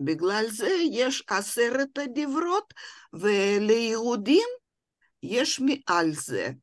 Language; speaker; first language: Hebrew; non-native, fluent; Russian